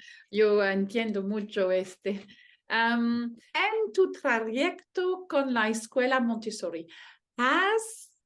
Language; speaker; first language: Spanish; non-native, learner; French